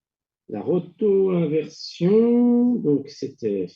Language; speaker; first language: French; native; French